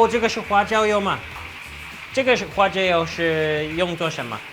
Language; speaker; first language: Chinese; non-native, learner; English